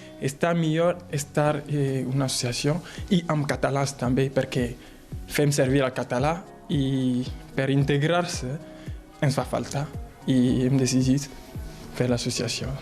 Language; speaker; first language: Catalan; non-native, fluent; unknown